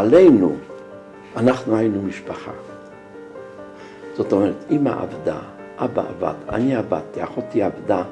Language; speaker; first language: Hebrew; non-native, fluent; Polish